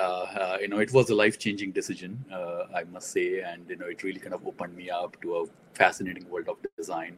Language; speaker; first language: English; non-native, local second language; Marathi